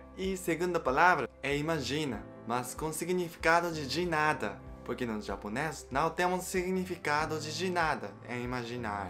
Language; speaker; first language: Portuguese; non-native, learner; Japanese